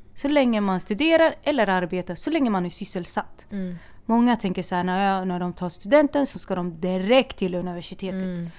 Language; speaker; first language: Swedish; native; Swedish